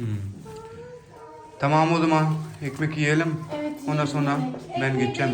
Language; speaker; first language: Turkish; non-native, learner; Urdu